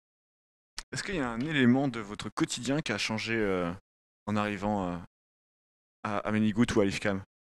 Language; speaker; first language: French; native; French